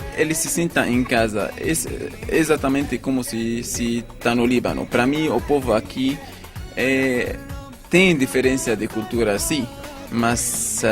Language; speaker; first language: Portuguese; non-native, fluent; Arabic